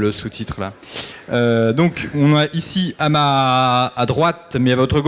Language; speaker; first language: French; native; French